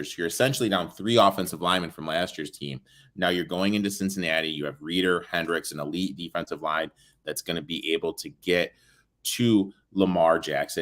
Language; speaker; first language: English; native; English